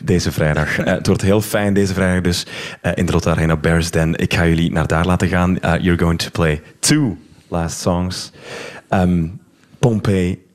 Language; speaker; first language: Dutch; native; Dutch